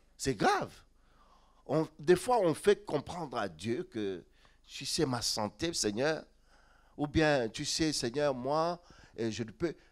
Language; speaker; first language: French; non-native, local second language; Lingala